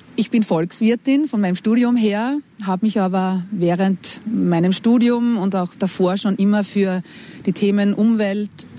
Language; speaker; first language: German; native; German